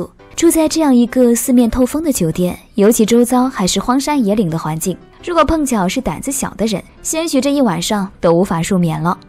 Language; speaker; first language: Chinese; native; Chinese